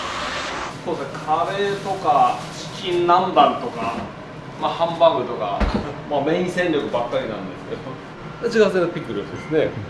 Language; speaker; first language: Japanese; native; Japanese